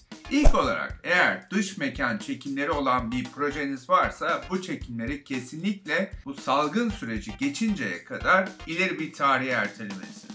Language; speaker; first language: Turkish; native; Turkish